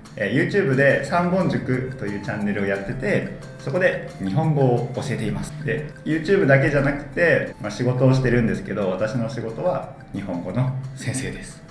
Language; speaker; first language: Japanese; native; Japanese